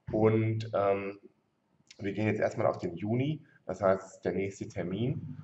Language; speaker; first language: German; native; German